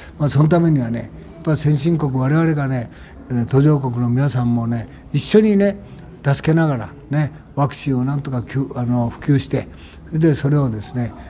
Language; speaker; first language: Japanese; native; Japanese